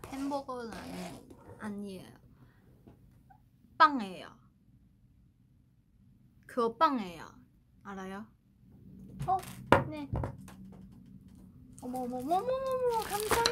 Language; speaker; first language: Korean; non-native, fluent; Chinese